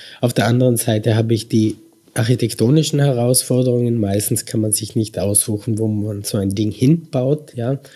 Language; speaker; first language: German; native; German